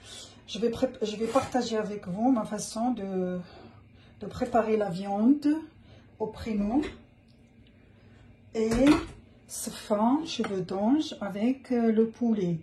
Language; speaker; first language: French; non-native, local second language; Arabic